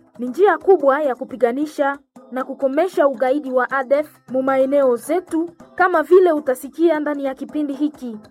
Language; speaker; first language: Swahili; non-native, local second language; Nande